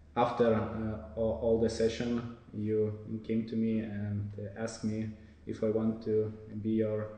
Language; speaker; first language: English; non-native, fluent; Lithuanian